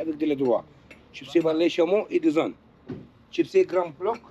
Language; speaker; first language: French; non-native, learner; Arabic